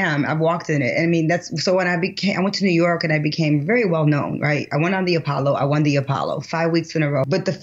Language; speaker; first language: English; native; English